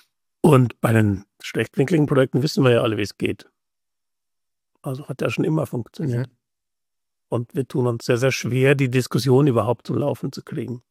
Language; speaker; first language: German; native; German